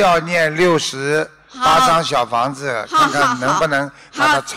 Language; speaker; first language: Chinese; native; Chinese